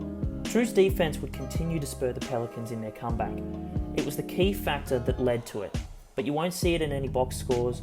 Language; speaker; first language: English; native; English